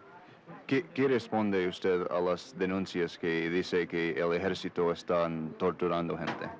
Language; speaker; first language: Spanish; non-native, fluent; English